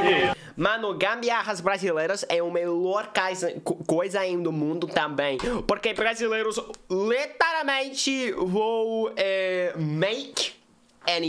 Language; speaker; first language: Portuguese; non-native, learner; English